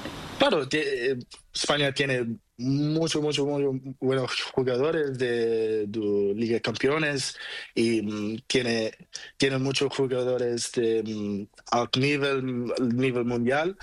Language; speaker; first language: Spanish; non-native, learner; Portuguese